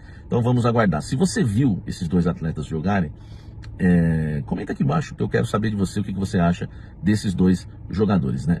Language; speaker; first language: Portuguese; native; Portuguese